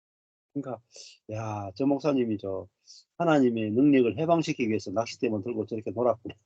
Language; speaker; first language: Korean; native; Korean